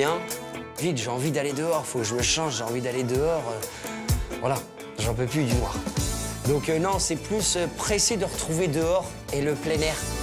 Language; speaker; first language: French; native; French